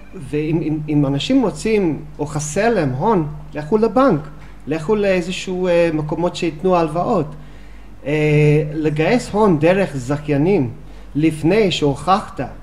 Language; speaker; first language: Hebrew; non-native, fluent; English